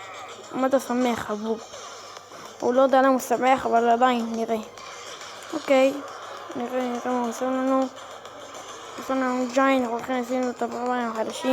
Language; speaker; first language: Hebrew; native; Hebrew